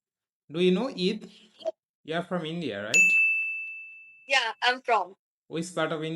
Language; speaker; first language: English; non-native, learner; Bangla